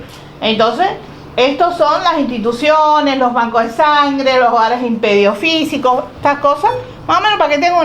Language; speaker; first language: Spanish; native; Spanish